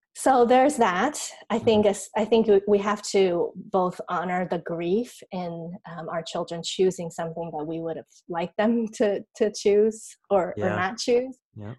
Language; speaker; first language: English; early bilingual, other home language; Chinese